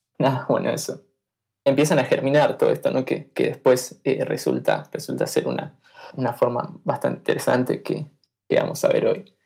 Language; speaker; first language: Spanish; native; Spanish